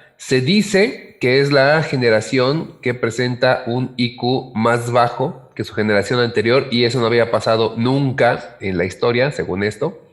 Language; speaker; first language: Spanish; native; Spanish